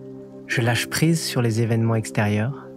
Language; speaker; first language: French; native; French